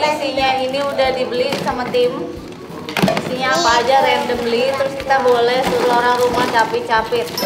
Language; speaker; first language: Indonesian; native; Indonesian